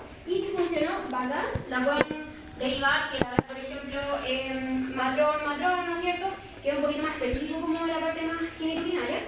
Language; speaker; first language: Spanish; native; Spanish